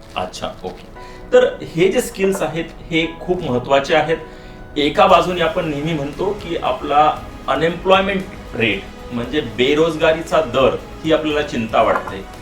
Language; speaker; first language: Marathi; native; Marathi